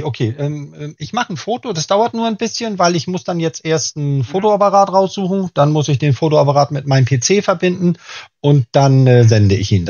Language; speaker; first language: German; native; German